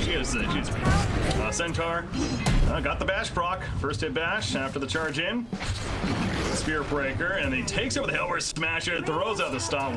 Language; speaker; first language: English; native; English